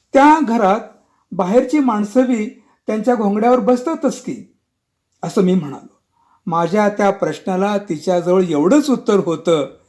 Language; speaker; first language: Marathi; non-native, local second language; Kannada